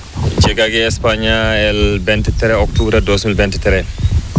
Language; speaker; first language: Spanish; non-native, learner; Fula